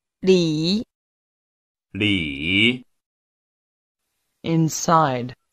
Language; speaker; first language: Chinese; non-native, learner; Urdu